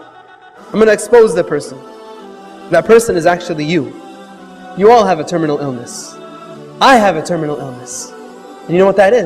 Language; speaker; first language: English; native; English